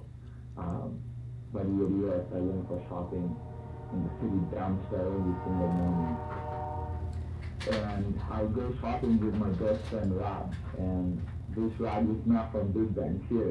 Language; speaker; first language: English; non-native, local second language; Bangla